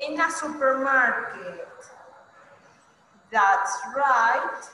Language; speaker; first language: English; non-native, fluent; Spanish